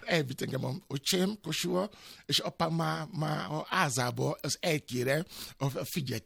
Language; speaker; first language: Hungarian; non-native, learner; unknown